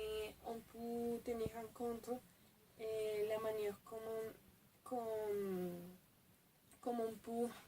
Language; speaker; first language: French; non-native, fluent; Spanish